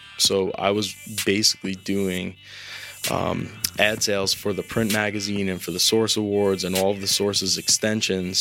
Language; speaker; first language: English; native; English